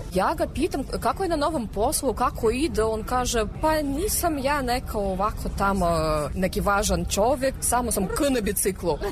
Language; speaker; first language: Serbian; non-native, fluent; Russian